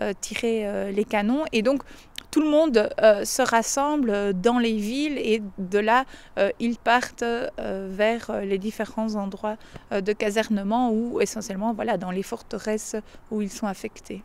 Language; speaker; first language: French; native; French